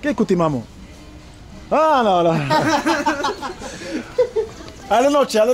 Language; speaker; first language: Spanish; non-native, learner; English